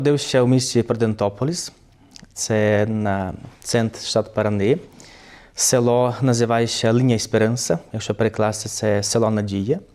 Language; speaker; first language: Ukrainian; early bilingual, heritage; Ukrainian